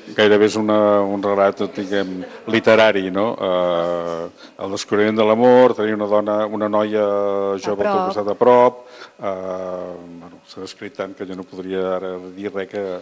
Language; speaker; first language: Catalan; native; Catalan